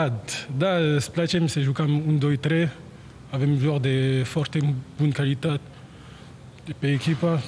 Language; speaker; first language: Romanian; non-native, learner; French